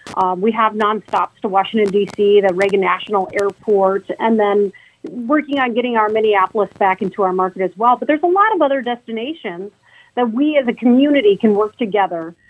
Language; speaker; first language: English; native; English